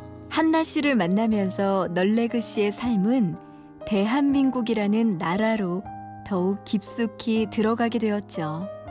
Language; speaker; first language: Korean; native; Korean